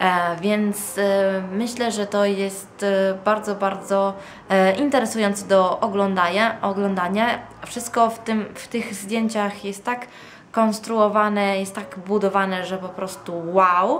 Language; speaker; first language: Polish; non-native, fluent; Italian